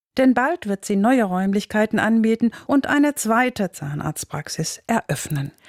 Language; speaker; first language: German; native; German